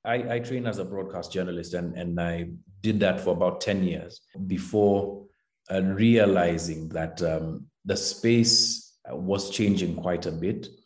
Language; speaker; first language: English; non-native, local second language; Kikuyu